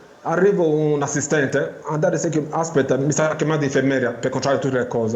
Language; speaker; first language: Italian; non-native, learner; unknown